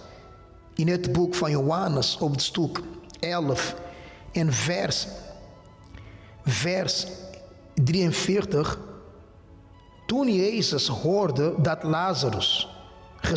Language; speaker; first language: Dutch; non-native, fluent; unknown